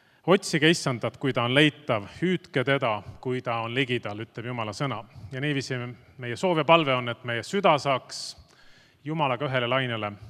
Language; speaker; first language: Estonian; native; Estonian